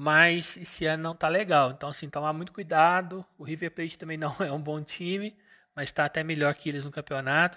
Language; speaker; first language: Portuguese; native; Portuguese